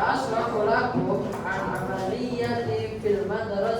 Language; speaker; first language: Arabic; non-native, learner; Indonesian